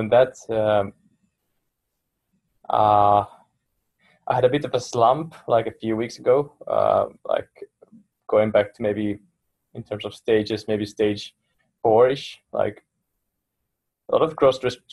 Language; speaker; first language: English; non-native, fluent; Finnish